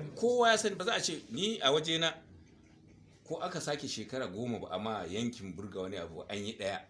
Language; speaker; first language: Hausa; non-native, local second language; Fula